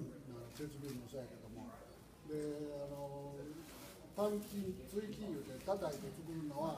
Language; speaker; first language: Japanese; native; Japanese